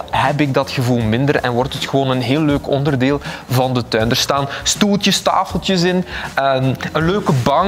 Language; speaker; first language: Dutch; native; Dutch